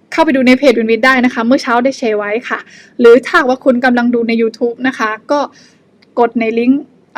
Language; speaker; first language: Thai; non-native, fluent; Burmese